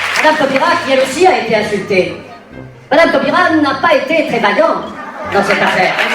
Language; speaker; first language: French; native; French